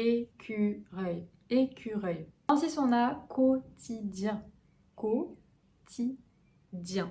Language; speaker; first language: French; native; French